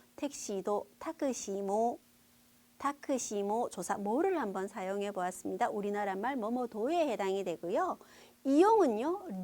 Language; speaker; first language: Korean; native; Korean